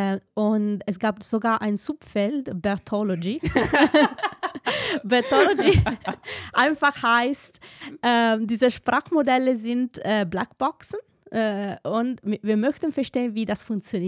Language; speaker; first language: German; non-native, fluent; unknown